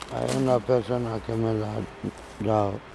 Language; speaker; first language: Spanish; non-native, learner; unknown